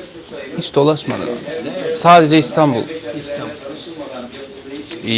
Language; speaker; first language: Turkish; early bilingual, heritage; Turkmen